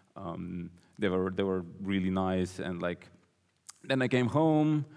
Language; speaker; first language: English; non-native, fluent; Slovenian